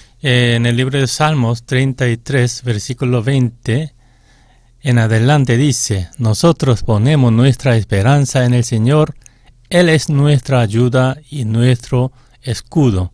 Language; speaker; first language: Spanish; non-native, fluent; Korean